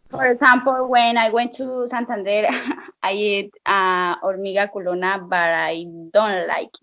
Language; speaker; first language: English; non-native, learner; Spanish